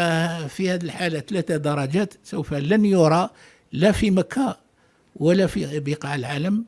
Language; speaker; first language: Arabic; native; Arabic